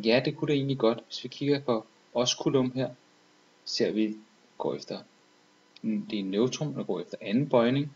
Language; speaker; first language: Danish; native; Danish